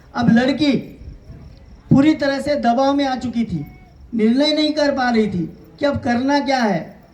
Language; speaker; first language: Hindi; non-native, local second language; Kannada